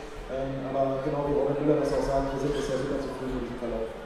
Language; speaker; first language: German; native; German